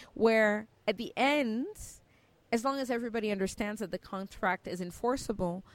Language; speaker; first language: English; native; English